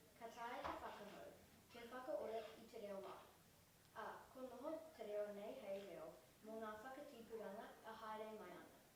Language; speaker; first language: Māori; non-native, local second language; English